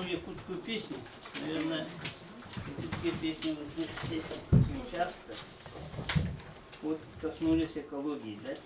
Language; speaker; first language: Russian; non-native, local second language; Yakut